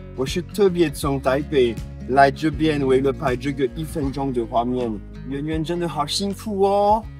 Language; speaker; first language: Chinese; non-native, fluent; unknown